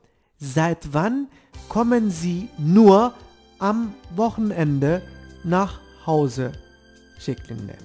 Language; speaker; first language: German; non-native, fluent; Turkish